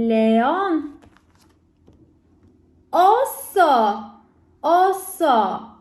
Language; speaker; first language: Spanish; non-native, learner; Turkish